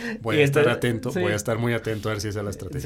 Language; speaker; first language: Spanish; native; Spanish